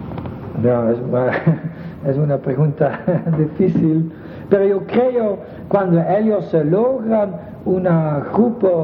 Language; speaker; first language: Spanish; non-native, fluent; Dutch